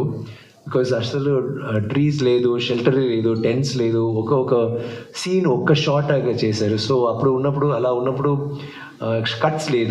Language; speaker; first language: Telugu; non-native, learner; Tamil